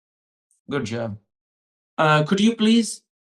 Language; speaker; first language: English; non-native, local second language; Hindi